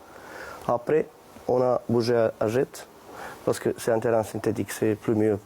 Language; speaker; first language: French; non-native, fluent; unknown